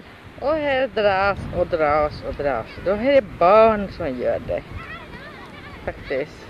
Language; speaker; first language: Swedish; non-native, fluent; Spanish